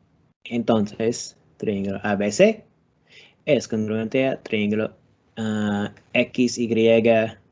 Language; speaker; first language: Spanish; non-native, learner; English